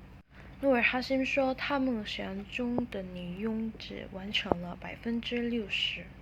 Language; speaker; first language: Chinese; non-native, learner; Indonesian